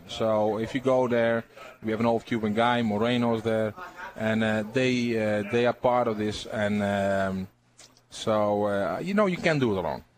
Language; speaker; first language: English; non-native, fluent; Dutch